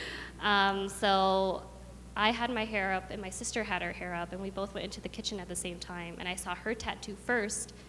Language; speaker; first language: English; early bilingual, other home language; Khmer